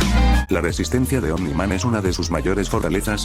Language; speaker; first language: Spanish; native; Spanish